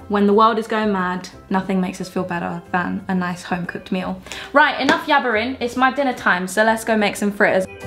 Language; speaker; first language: English; early bilingual, other home language; French